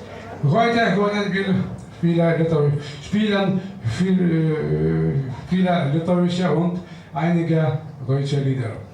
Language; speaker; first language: German; non-native, learner; Lithuanian